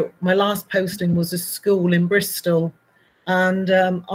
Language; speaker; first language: English; native; English